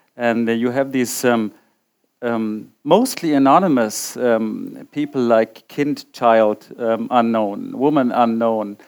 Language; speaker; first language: English; non-native, fluent; German